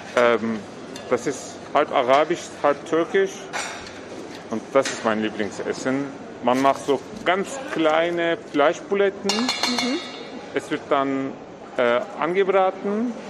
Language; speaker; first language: German; non-native, fluent; Turkish